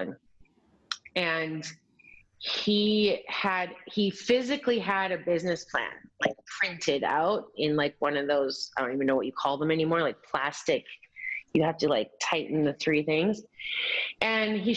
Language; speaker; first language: English; native; English